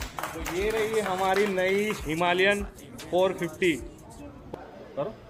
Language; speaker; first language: Hindi; native; Hindi